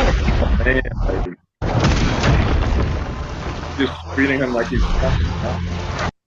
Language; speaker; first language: English; native; English